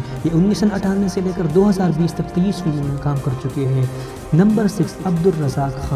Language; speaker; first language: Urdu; non-native, local second language; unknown